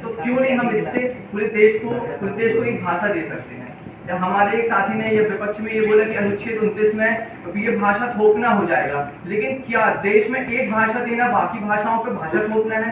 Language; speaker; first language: Hindi; native; Hindi